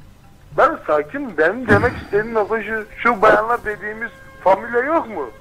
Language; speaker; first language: Turkish; native; Turkish